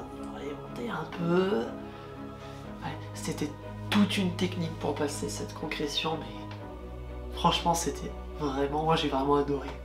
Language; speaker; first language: French; native; French